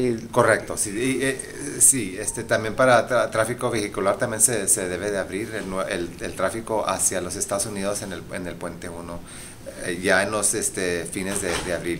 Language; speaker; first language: Spanish; early bilingual, heritage; Spanish